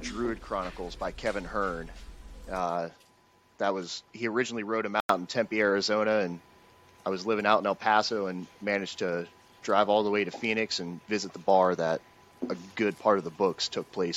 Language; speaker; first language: English; native; English